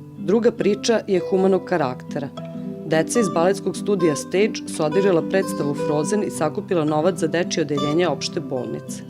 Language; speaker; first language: Serbian; native; Serbian